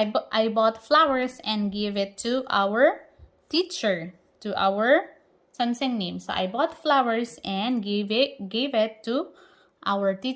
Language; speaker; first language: English; non-native, local second language; Filipino